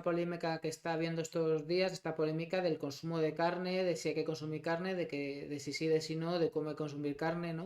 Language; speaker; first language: Spanish; native; Spanish